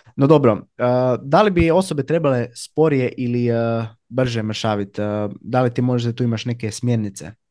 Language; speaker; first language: Croatian; native; Croatian